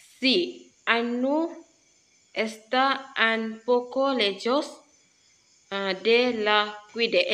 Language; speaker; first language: Spanish; non-native, learner; Malay